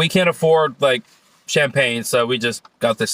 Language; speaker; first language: English; native; English